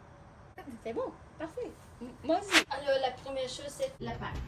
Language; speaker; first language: French; non-native, fluent; English